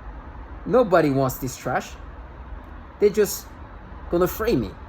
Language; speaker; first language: English; non-native, fluent; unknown